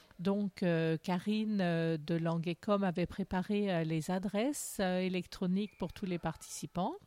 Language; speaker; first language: French; native; French